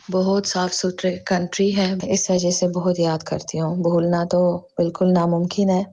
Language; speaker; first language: Urdu; non-native, fluent; Tajik